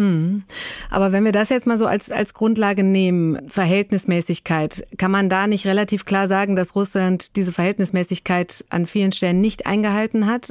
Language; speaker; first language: German; native; German